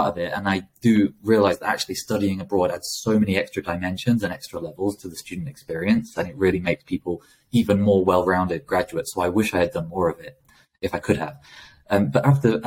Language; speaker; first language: English; native; English